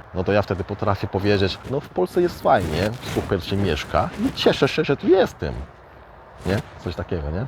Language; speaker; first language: Polish; early bilingual, other home language; Korean